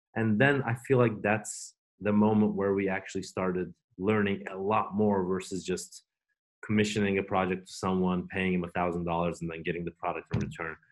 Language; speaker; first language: English; non-native, fluent; Turkish